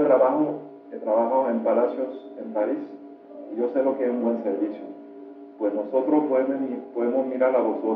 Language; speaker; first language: Spanish; non-native, fluent; French